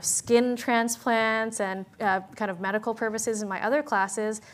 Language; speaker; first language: English; native; English